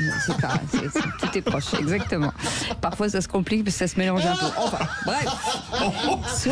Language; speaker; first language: French; native; French